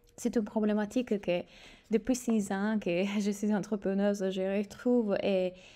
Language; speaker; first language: French; native; French